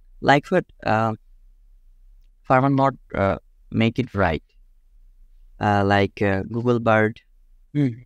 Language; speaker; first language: English; non-native, local second language; Bangla